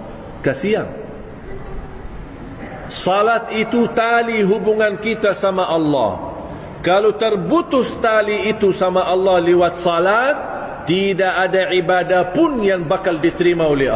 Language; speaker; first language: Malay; non-native, fluent; Arabic